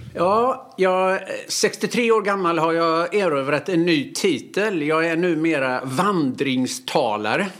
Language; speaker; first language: Swedish; native; Swedish